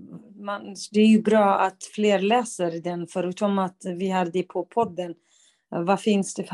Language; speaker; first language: Swedish; non-native, fluent; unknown